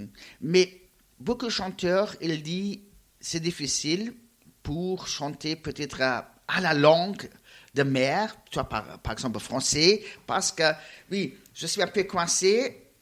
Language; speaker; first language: French; non-native, learner; Luxembourgish